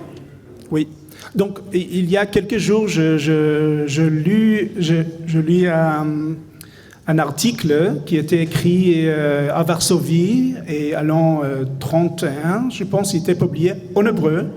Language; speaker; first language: French; non-native, fluent; Hebrew